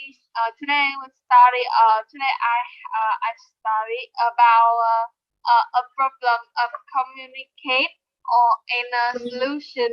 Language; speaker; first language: English; non-native, learner; Vietnamese